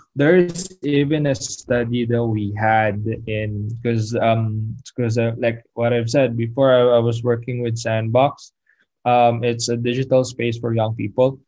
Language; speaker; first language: English; non-native, local second language; Filipino